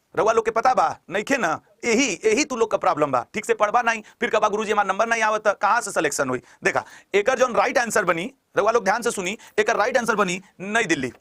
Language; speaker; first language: Hindi; native; Hindi